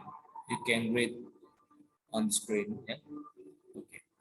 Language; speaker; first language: English; non-native, learner; Indonesian